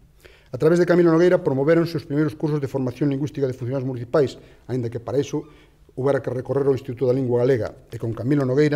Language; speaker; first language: Galician; native; Galician